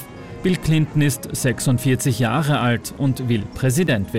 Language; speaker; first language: German; native; German